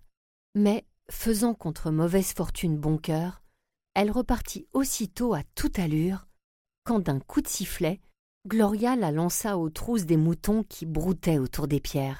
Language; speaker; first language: French; native; French